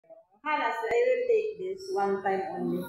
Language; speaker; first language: English; non-native, learner; Filipino